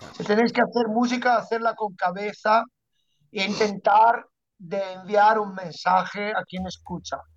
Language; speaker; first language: Spanish; non-native, fluent; Italian